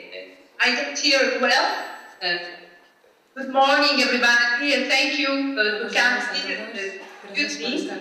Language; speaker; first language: English; non-native, learner; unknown